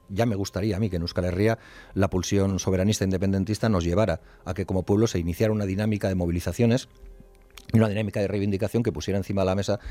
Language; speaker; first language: Spanish; native; Spanish